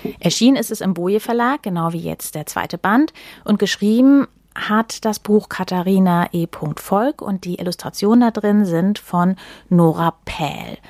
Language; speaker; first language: German; native; German